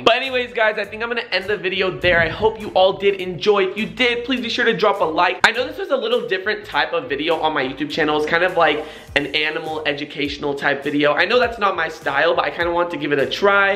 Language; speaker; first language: English; native; English